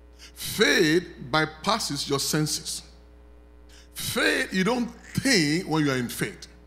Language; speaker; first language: English; non-native, local second language; Yoruba